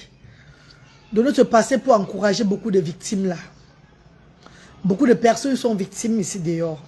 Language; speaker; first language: French; non-native, local second language; Lingala